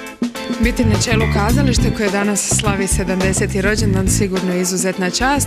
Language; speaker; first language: Croatian; native; Croatian